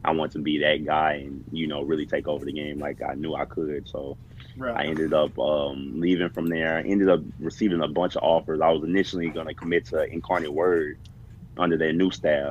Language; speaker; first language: English; native; English